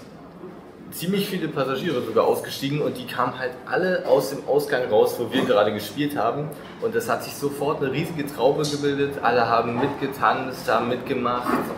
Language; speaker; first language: German; native; German